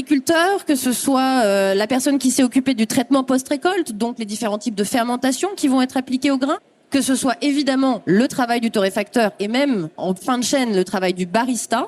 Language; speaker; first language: French; native; French